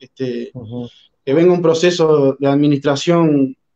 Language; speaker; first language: Spanish; native; Spanish